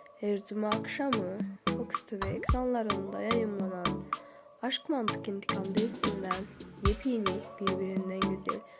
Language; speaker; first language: Turkish; native; Turkish